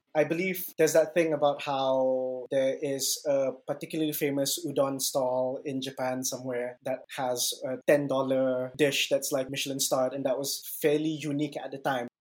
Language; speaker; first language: English; non-native, local second language; Malay